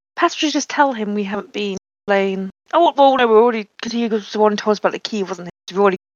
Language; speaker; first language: English; native; English